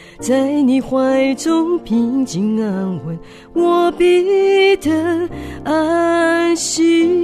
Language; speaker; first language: Chinese; native; Chinese